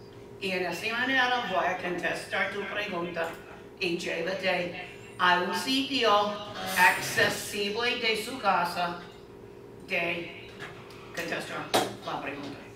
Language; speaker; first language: Spanish; non-native, fluent; English